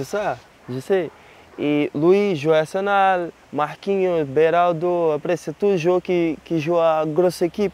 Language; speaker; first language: French; non-native, learner; Portuguese